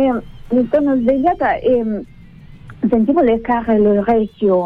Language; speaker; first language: Italian; non-native, learner; French